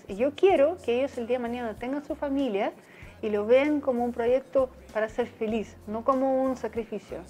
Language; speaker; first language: Spanish; non-native, fluent; Russian